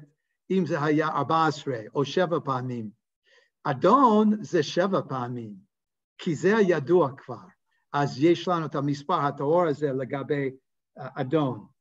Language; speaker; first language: Hebrew; non-native, fluent; English